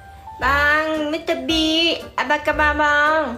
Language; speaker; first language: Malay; non-native, learner; Vietnamese